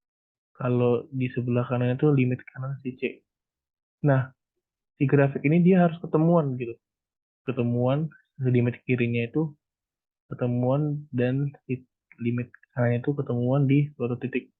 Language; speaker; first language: Indonesian; native; Indonesian